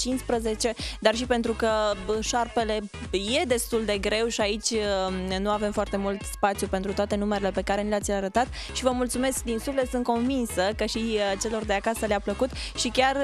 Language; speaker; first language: Romanian; native; Romanian